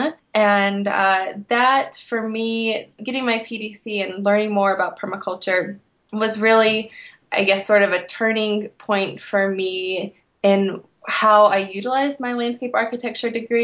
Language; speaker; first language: English; native; English